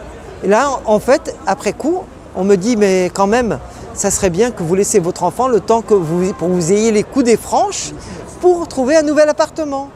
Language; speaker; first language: French; native; French